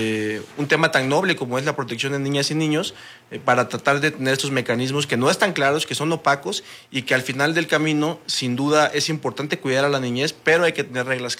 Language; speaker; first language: Spanish; native; Spanish